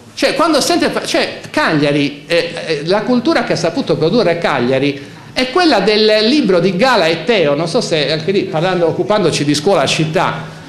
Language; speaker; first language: Italian; native; Italian